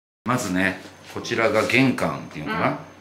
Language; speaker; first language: Japanese; native; Japanese